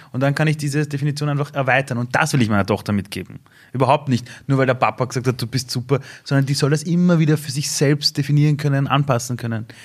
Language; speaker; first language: German; early bilingual, other home language; Persian